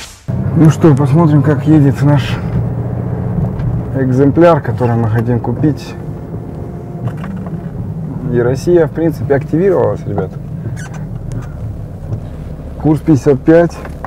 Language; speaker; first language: Russian; native; Russian